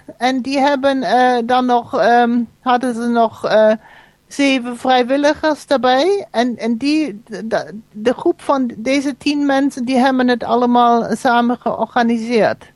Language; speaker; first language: Dutch; non-native, fluent; German